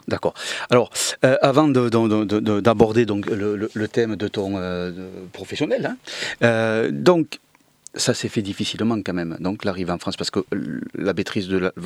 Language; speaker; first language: French; native; French